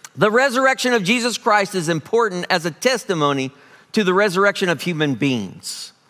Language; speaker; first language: English; native; English